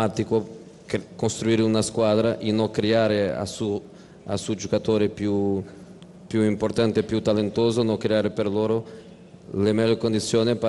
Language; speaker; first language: Italian; non-native, fluent; Portuguese